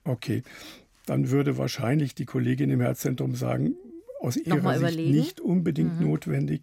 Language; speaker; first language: German; native; German